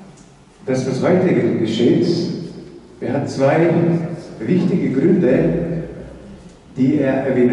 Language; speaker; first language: German; non-native, fluent; Slovenian